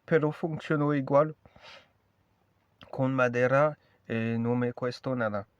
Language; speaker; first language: Spanish; non-native, learner; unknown